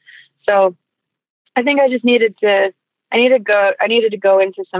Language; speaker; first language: English; native; English